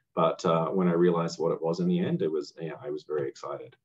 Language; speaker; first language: English; native; English